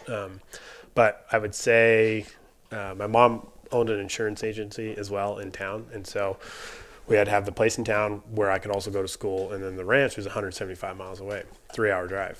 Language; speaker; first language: English; native; English